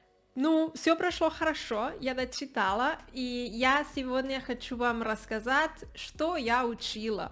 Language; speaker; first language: Russian; non-native, learner; Spanish